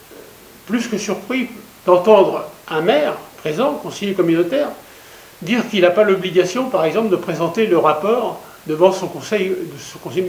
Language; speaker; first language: French; native; French